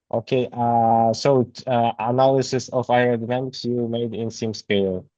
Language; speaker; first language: English; non-native, learner; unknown